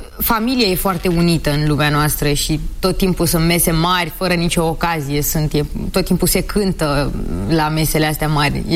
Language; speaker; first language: Romanian; non-native, local second language; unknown